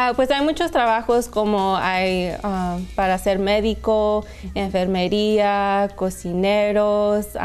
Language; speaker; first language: Spanish; early bilingual, heritage; Spanish